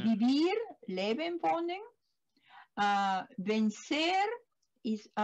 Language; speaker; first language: German; non-native, learner; Spanish